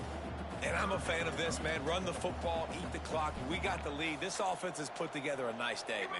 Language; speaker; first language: English; native; English